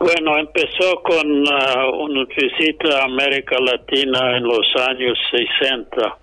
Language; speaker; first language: Spanish; non-native, fluent; English